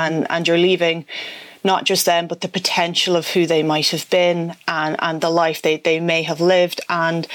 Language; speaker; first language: English; native; English